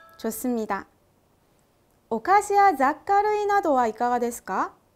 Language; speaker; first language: Korean; native; Korean